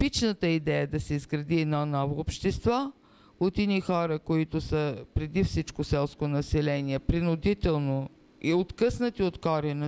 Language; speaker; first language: Bulgarian; native; Bulgarian